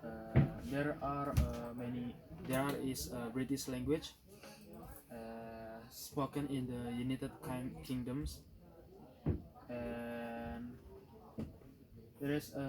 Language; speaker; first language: English; non-native, learner; Indonesian